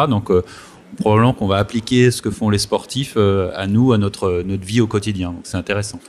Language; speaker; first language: French; native; French